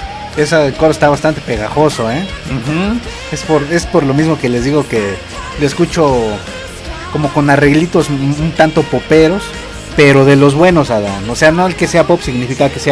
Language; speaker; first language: Spanish; native; Spanish